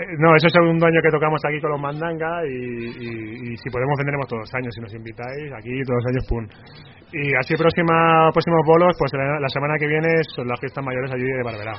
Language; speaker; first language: Spanish; native; Spanish